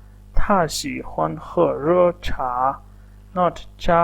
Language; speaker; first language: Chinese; non-native, fluent; Urdu